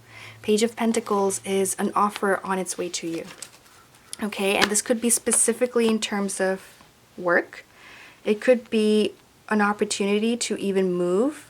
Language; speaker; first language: English; native; English